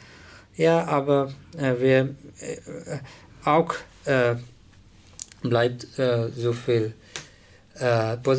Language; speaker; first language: German; non-native, learner; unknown